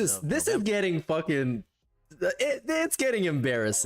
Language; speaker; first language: English; native; English